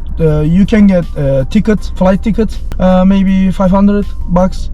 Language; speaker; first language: English; non-native, learner; Turkish